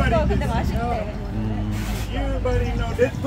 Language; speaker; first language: Korean; non-native, fluent; Japanese